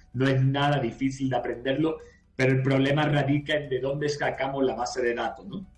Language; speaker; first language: Spanish; native; Spanish